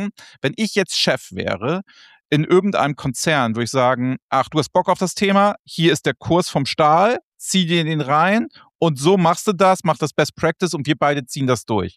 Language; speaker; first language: German; native; German